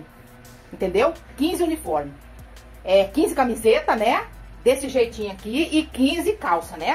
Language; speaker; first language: Portuguese; native; Portuguese